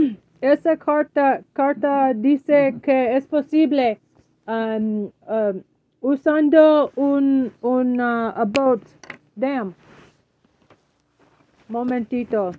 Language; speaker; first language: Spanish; non-native, learner; English